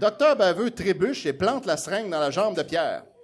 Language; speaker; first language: French; native; French